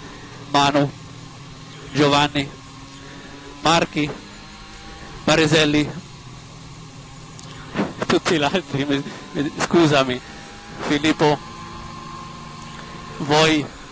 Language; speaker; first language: Italian; non-native, learner; German